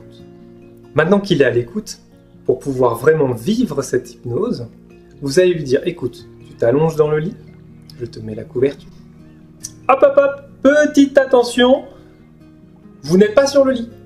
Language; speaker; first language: French; native; French